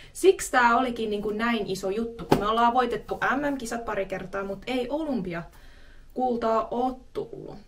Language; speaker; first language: Finnish; native; Finnish